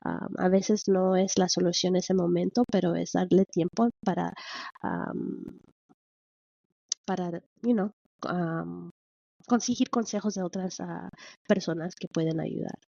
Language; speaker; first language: Spanish; early bilingual, heritage; Spanish